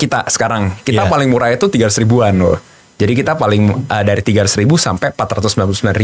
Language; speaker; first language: Indonesian; native; Indonesian